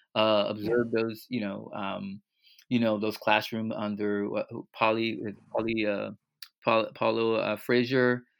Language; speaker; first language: English; native; English